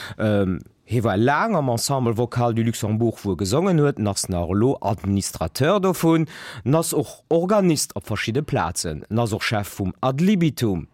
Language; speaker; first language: Luxembourgish; native; Luxembourgish